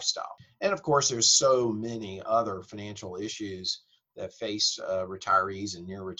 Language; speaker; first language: English; native; English